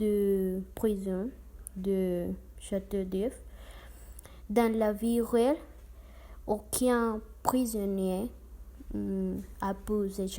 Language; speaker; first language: French; non-native, learner; Spanish